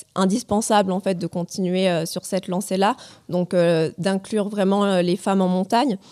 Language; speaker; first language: French; native; French